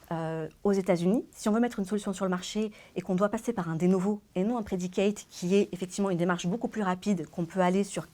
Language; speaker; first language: French; native; French